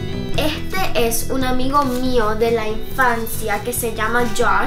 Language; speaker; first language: Spanish; early bilingual, heritage; Spanish